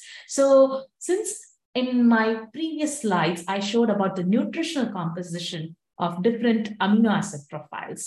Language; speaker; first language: English; non-native, local second language; Tamil